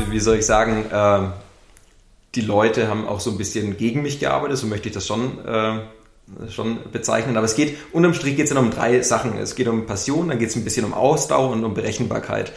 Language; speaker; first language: German; native; German